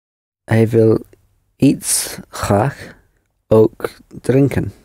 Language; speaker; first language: Dutch; non-native, learner; English